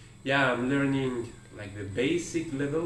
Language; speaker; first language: English; non-native, fluent; Spanish